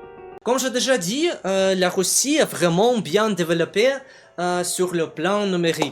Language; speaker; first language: French; non-native, learner; Russian